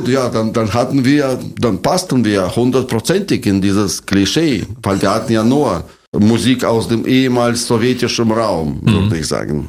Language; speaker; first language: German; non-native, fluent; Russian